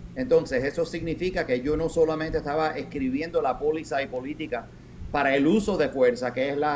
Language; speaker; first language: Spanish; early bilingual, heritage; Spanish